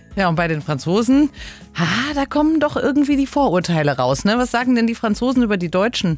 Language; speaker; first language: German; native; German